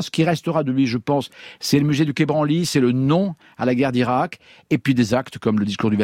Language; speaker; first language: French; native; French